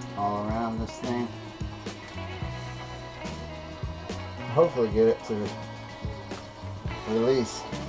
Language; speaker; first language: English; native; English